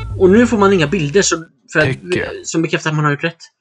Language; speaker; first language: Swedish; native; Swedish